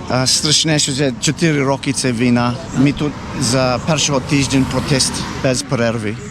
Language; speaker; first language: Ukrainian; early bilingual, heritage; Ukrainian